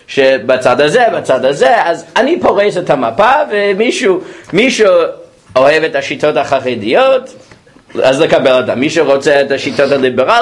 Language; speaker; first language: Hebrew; non-native, fluent; English